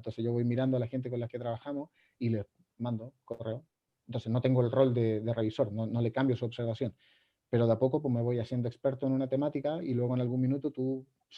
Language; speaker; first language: Spanish; native; Spanish